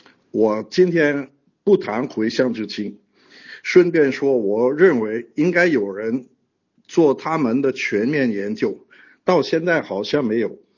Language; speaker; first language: Chinese; non-native, fluent; French